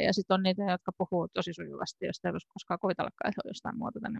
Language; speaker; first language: Finnish; native; Finnish